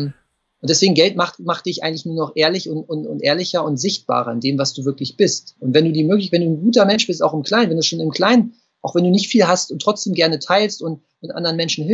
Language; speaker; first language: German; native; German